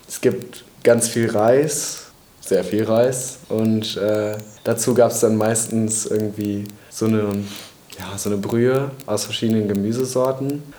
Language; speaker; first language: German; native; German